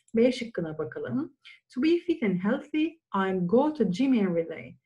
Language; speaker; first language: English; non-native, fluent; Turkish